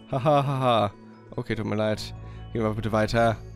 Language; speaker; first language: German; native; German